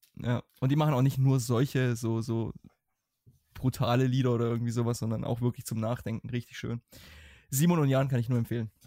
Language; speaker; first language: German; native; German